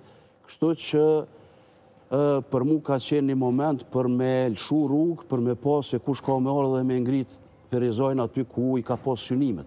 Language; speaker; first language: Albanian; native; Albanian